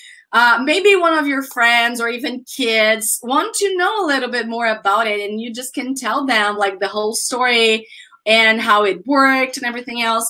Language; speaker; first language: English; non-native, fluent; Portuguese